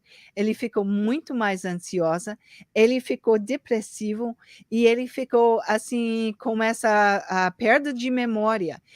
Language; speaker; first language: Portuguese; early bilingual, heritage; English